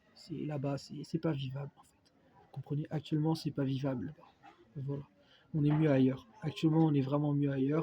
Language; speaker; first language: French; native; French